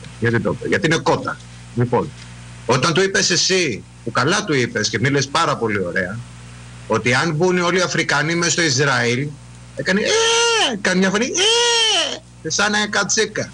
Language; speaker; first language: Greek; native; Greek